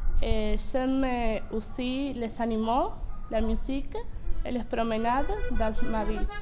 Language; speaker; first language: French; non-native, learner; Spanish